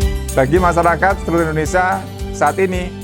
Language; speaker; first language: Indonesian; native; Indonesian